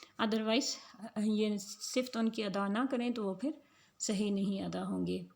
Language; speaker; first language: Urdu; native; Urdu